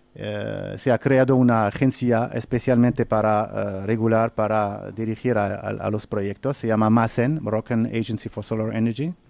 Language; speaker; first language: Spanish; non-native, fluent; Arabic